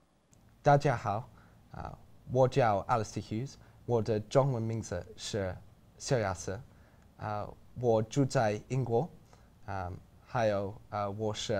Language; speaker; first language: Chinese; non-native, learner; English